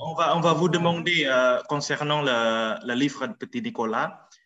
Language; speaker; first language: French; non-native, learner; Indonesian